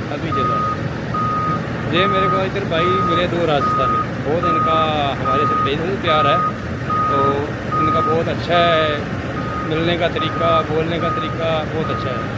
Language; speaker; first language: Hindi; non-native, local second language; Punjabi